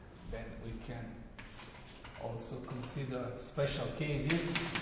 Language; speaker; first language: English; non-native, fluent; Italian